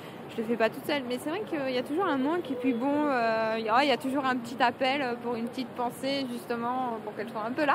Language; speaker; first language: French; native; French